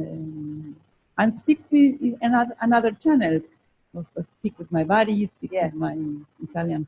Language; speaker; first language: English; non-native, fluent; Spanish